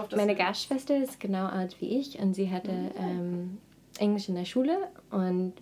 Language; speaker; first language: German; non-native, fluent; English